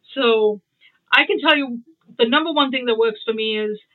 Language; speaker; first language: English; non-native, local second language; Gujarati